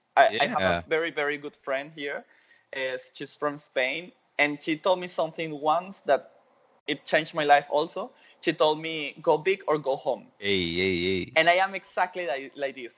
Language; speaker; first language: English; non-native, fluent; Spanish